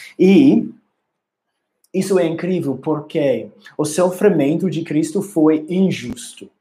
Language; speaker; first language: Portuguese; non-native, learner; English